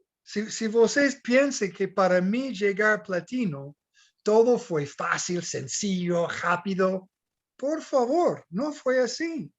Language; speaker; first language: Portuguese; non-native, learner; English